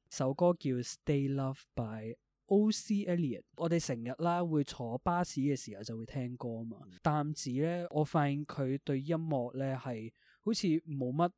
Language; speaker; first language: Cantonese; early bilingual, other home language; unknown